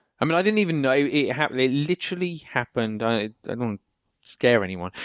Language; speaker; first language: English; native; English